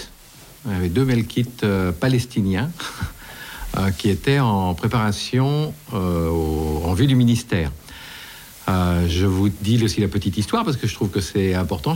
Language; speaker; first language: French; native; French